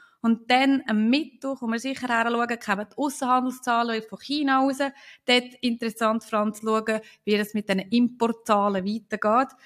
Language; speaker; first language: German; native; German